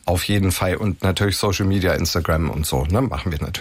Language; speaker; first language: German; native; German